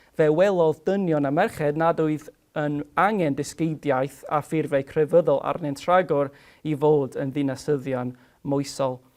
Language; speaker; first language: Welsh; non-native, fluent; English